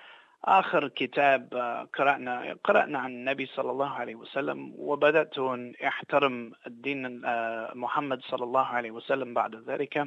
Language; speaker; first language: Arabic; non-native, fluent; English